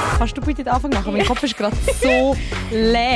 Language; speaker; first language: German; native; German